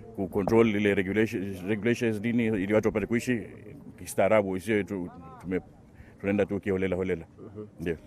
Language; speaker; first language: Swahili; native; Swahili